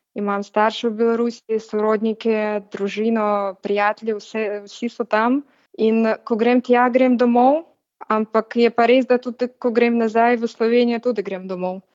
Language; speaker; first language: Slovenian; non-native, fluent; Russian